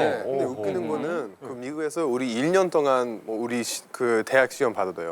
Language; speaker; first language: Korean; non-native, learner; English